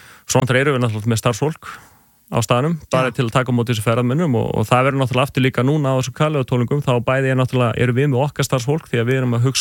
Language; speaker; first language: Icelandic; native; Icelandic